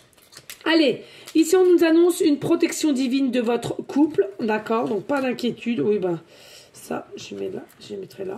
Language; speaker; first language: French; native; French